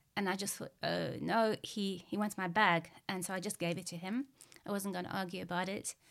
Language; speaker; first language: English; native; English